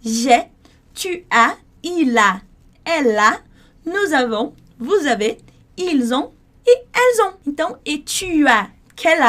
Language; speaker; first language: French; non-native, fluent; Portuguese